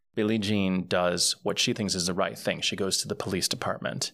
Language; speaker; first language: English; early bilingual, other home language; Spanish